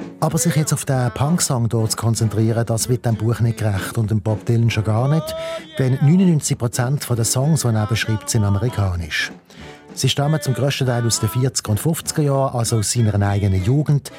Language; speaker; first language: German; native; German